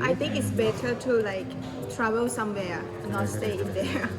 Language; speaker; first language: English; non-native, learner; Thai